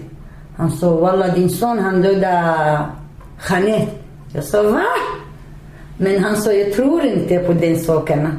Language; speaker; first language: Swedish; non-native, learner; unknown